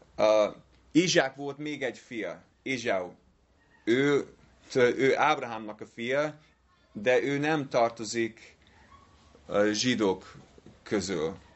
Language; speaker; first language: Hungarian; non-native, fluent; English